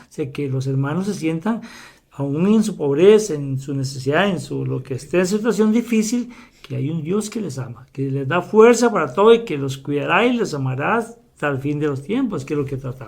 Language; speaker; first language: Spanish; native; Spanish